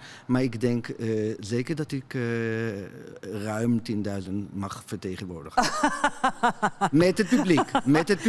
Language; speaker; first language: Dutch; non-native, fluent; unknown